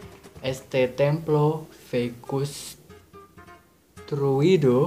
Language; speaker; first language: Spanish; non-native, learner; Indonesian